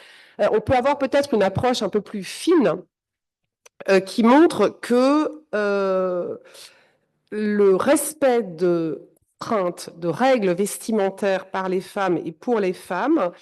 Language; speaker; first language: French; native; French